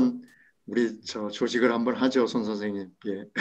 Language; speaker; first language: Korean; native; Korean